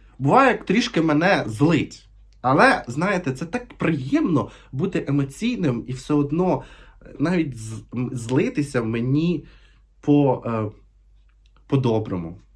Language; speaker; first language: Ukrainian; native; Ukrainian